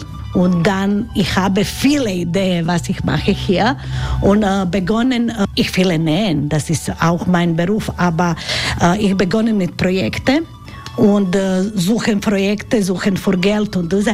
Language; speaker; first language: German; non-native, learner; Croatian